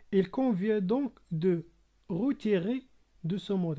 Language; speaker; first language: French; non-native, local second language; Arabic